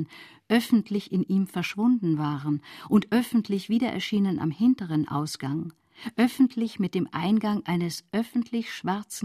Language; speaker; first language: German; native; German